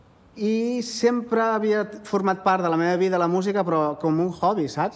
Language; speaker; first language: Catalan; native; Catalan